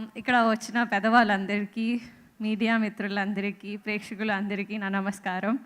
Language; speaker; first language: Telugu; non-native, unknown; Marathi